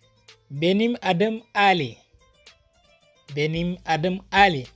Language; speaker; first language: Turkish; non-native, fluent; Wolof